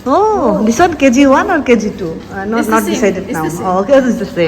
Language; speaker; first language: English; non-native, learner; Bangla